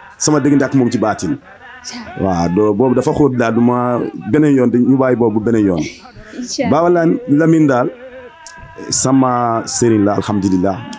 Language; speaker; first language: Wolof; non-native, fluent; Bambara